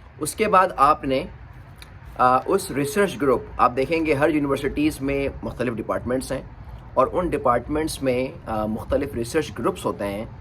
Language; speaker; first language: Urdu; native; Urdu